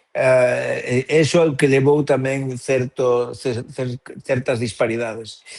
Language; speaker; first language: Galician; native; Galician